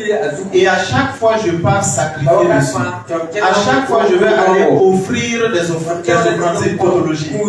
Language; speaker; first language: French; non-native, local second language; Mossi